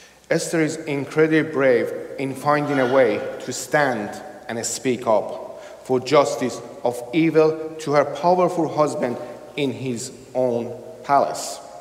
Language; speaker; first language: English; non-native, fluent; Persian